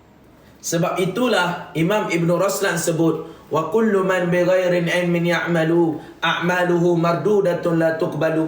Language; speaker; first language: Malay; native; Malay